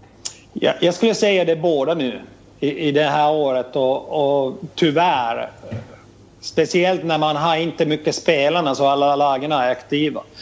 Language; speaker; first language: Swedish; non-native, fluent; Finnish